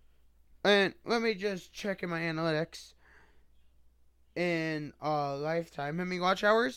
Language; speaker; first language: English; native; English